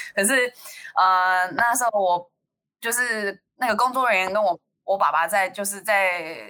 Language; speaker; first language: Chinese; native; Chinese